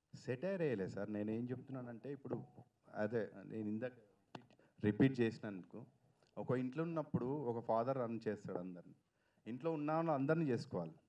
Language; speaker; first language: Telugu; native; Telugu